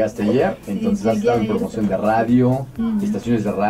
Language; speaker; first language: Spanish; native; Spanish